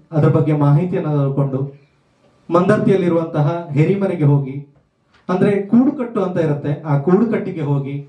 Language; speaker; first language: Kannada; native; Kannada